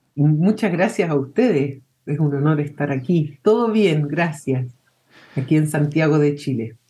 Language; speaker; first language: Spanish; early bilingual, heritage; Spanish